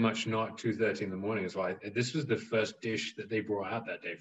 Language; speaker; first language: English; native; English